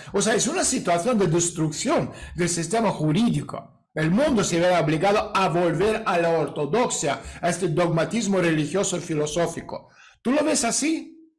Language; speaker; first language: Spanish; non-native, fluent; Russian